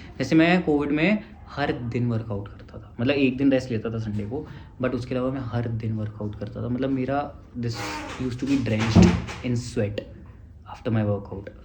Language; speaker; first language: Hindi; native; Hindi